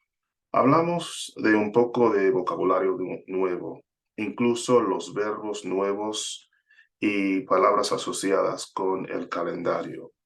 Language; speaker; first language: Spanish; non-native, fluent; English